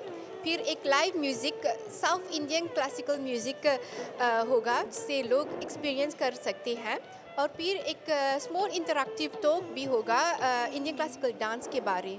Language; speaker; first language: Hindi; non-native, local second language; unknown